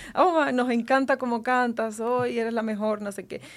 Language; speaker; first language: Spanish; native; Spanish